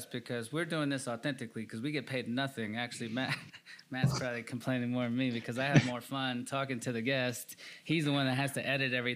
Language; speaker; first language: English; early bilingual, other home language; Spanish